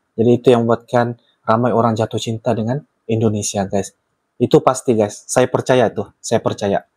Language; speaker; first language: Malay; native; Malay